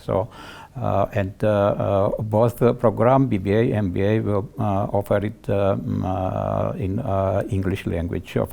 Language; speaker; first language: English; non-native, learner; Georgian